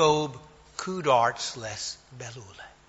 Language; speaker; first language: Hungarian; non-native, fluent; English